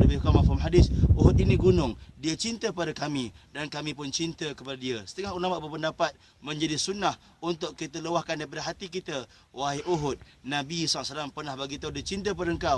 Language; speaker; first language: Malay; native; Malay